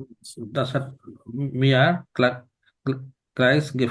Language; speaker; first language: German; non-native, learner; Bangla